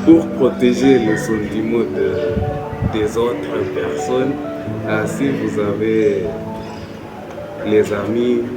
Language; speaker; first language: French; non-native, learner; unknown